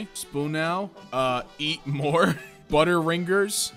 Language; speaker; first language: English; native; English